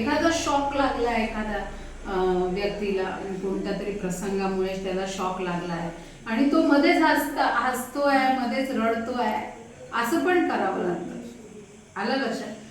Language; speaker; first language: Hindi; non-native, local second language; Marathi